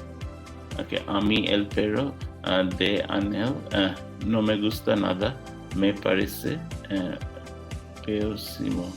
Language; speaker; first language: Spanish; non-native, learner; English